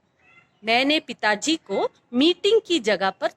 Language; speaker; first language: Hindi; non-native, fluent; Malayalam